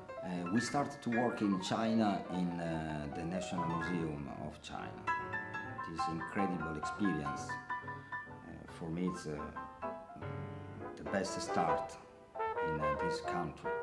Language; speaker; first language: English; non-native, learner; Italian